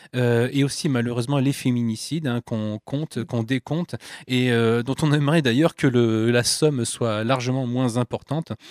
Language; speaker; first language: French; native; French